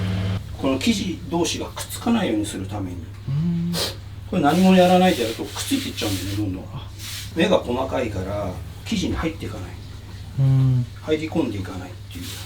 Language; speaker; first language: Japanese; native; Japanese